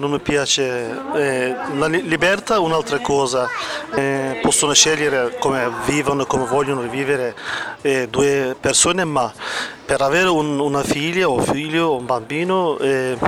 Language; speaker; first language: Italian; non-native, learner; Turkish